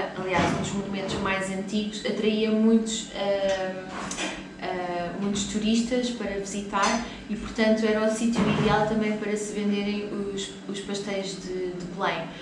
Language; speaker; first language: Portuguese; native; Portuguese